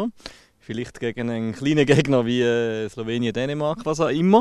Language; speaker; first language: German; native; German